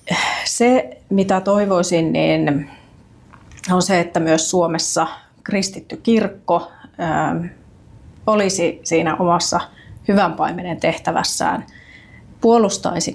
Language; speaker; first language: Finnish; native; Finnish